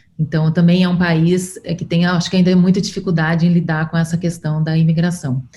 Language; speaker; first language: Portuguese; native; Portuguese